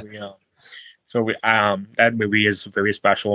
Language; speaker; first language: English; native; English